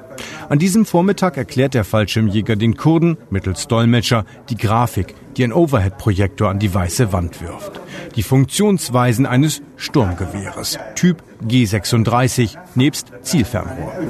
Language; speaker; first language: German; native; German